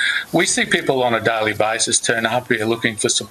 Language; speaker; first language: English; native; English